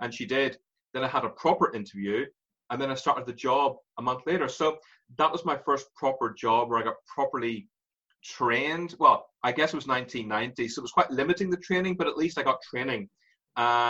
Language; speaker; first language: English; native; English